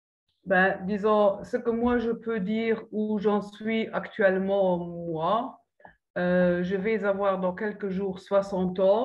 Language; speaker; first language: French; non-native, local second language; Luxembourgish